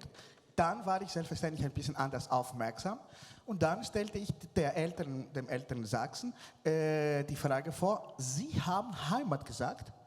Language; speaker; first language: German; non-native, fluent; Greek